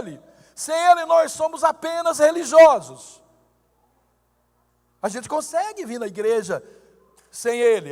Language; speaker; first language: Portuguese; native; Portuguese